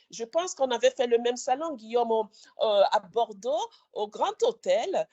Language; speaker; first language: French; native; French